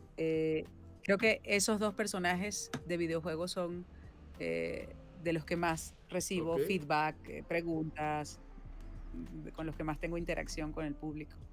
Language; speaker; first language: Spanish; native; Spanish